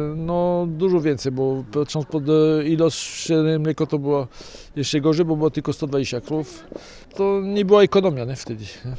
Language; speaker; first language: Polish; non-native, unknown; French